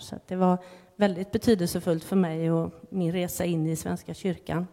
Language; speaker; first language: Swedish; native; Swedish